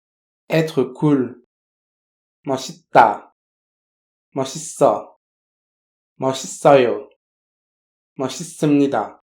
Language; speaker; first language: Korean; non-native, fluent; French